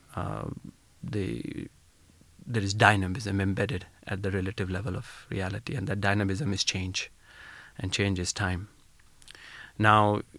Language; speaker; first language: English; non-native, local second language; Hindi